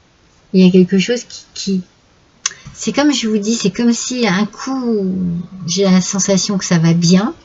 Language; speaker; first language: French; native; French